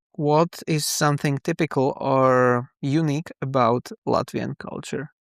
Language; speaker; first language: English; non-native, learner; Slovak